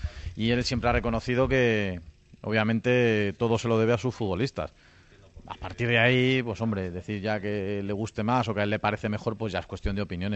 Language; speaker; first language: Spanish; native; Spanish